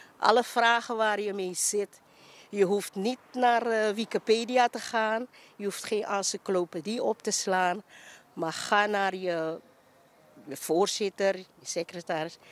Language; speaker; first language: Dutch; native; Dutch